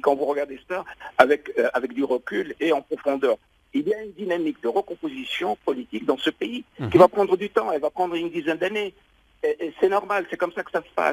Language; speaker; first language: French; non-native, local second language; Arabic